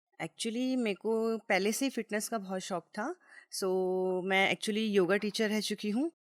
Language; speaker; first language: Hindi; native; Hindi